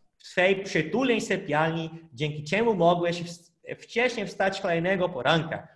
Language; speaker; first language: Polish; non-native, fluent; Portuguese